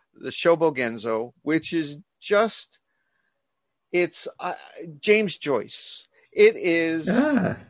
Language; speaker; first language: English; native; English